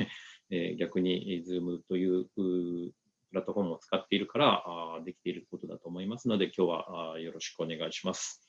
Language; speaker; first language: Japanese; native; Japanese